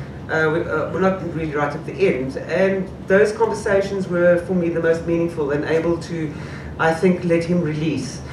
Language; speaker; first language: English; native; English